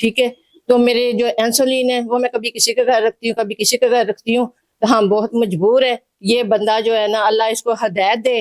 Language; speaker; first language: Urdu; non-native, local second language; Punjabi